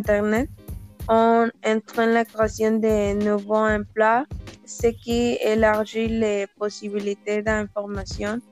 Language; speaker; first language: French; non-native, learner; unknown